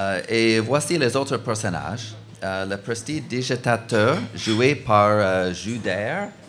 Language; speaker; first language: French; non-native, local second language; English